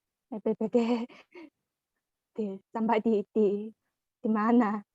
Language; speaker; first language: Indonesian; non-native, learner; Chinese